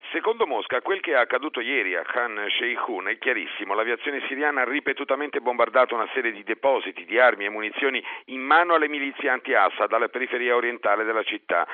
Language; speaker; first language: Italian; native; Italian